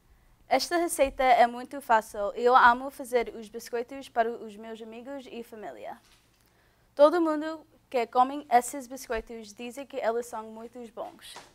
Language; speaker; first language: Portuguese; non-native, learner; English